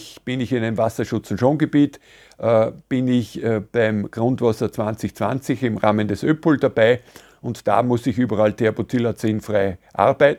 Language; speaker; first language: German; native; German